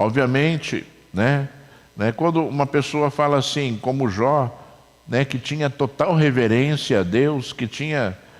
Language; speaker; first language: Portuguese; native; Portuguese